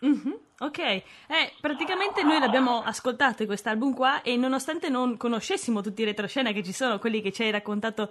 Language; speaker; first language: Italian; native; Italian